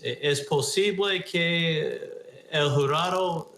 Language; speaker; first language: Spanish; early bilingual, heritage; Spanish